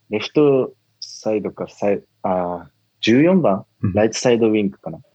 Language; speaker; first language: Japanese; native; Japanese